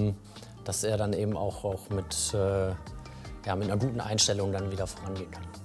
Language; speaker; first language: German; native; German